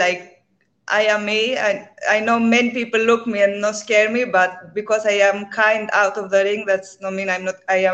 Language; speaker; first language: English; non-native, learner; Greek